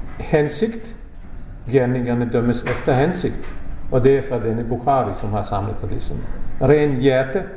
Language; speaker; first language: Danish; non-native, fluent; Bosnian